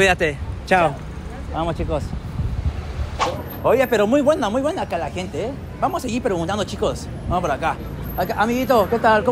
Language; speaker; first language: Spanish; native; Spanish